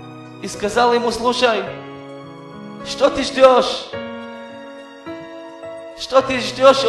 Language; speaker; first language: Russian; non-native, learner; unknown